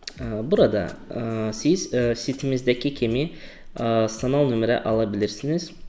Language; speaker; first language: Turkish; non-native, learner; Azerbaijani